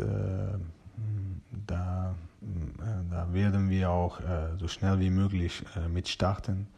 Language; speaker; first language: German; non-native, fluent; Persian